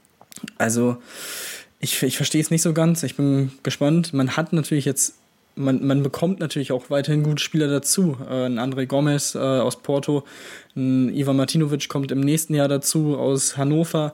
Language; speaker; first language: German; native; German